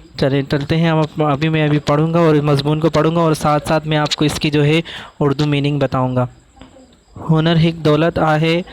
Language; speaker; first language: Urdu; non-native, local second language; Sindhi